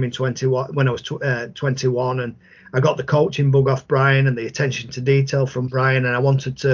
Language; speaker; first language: English; native; English